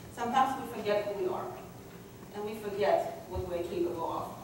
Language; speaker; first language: English; non-native, fluent; Russian